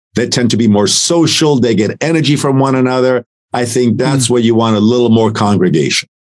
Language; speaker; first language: English; non-native, fluent; Italian